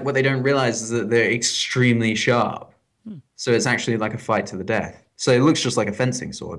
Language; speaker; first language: English; native; English